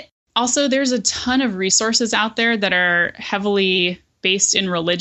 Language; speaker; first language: English; native; English